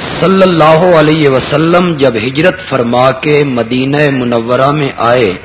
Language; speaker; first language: Urdu; non-native, local second language; Punjabi